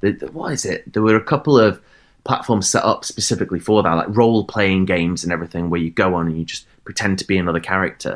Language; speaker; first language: English; native; English